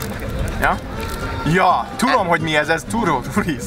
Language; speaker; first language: Hungarian; non-native, learner; English